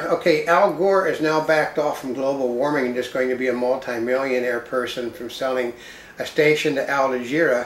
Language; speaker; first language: English; native; English